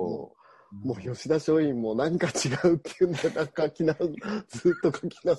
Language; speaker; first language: Japanese; native; Japanese